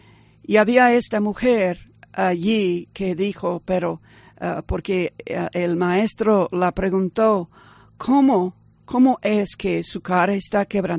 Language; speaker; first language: Spanish; early bilingual, heritage; Spanish